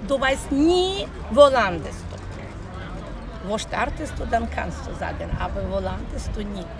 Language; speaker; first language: German; non-native, learner; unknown